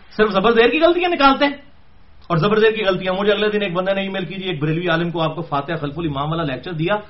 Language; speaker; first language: Urdu; non-native, local second language; Punjabi